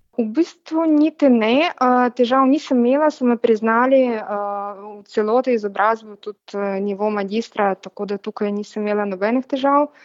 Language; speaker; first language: Slovenian; non-native, fluent; Russian